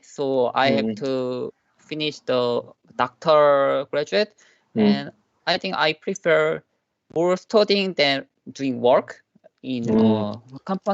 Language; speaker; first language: English; non-native, learner; Korean